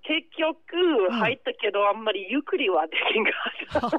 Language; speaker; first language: Japanese; non-native, fluent; English